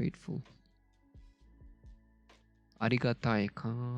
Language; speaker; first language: Japanese; non-native, learner; Turkish